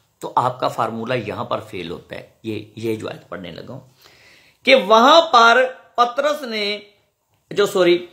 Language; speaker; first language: Urdu; non-native, local second language; Punjabi